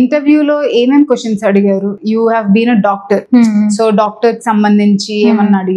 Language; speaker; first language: Telugu; native; Telugu